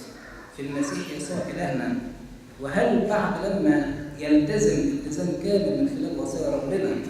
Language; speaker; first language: Arabic; native; Arabic